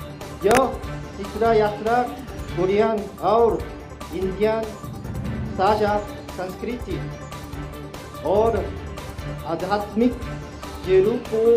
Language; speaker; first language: Hindi; non-native, learner; Korean